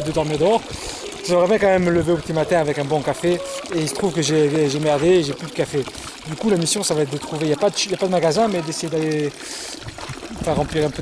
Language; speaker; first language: French; native; French